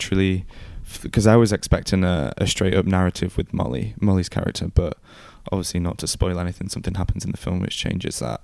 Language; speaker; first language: English; native; English